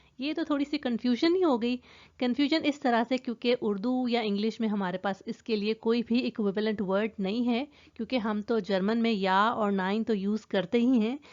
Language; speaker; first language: Urdu; native; Urdu